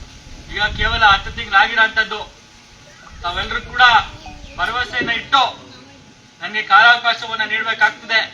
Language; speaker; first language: Kannada; native; Kannada